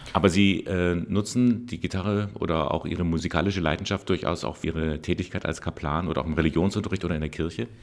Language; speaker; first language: German; native; German